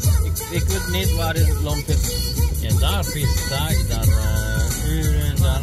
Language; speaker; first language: Dutch; non-native, learner; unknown